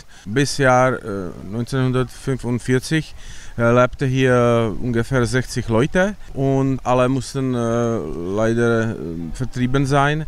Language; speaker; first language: German; non-native, learner; Czech